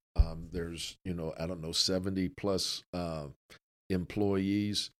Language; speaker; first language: English; native; English